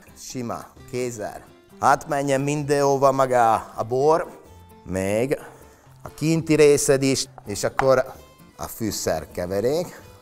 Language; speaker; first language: Hungarian; non-native, fluent; Italian